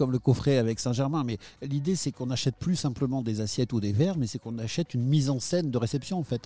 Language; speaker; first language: French; native; French